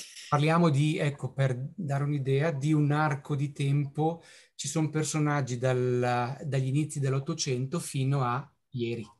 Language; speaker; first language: Italian; native; Italian